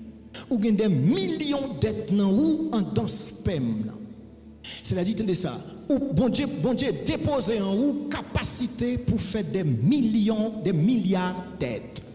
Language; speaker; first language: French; non-native, local second language; Haitian Creole